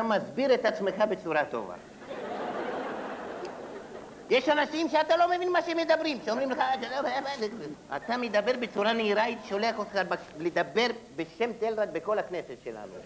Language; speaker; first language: Hebrew; native; Hebrew